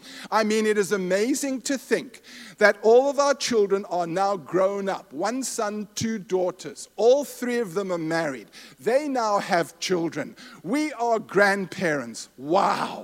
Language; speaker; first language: English; native; English